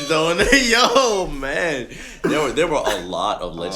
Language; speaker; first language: English; native; English